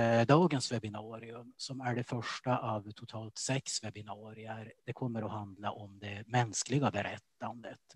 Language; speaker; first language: Swedish; native; Swedish